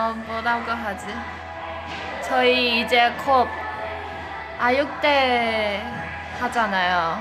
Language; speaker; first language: Korean; non-native, fluent; Chinese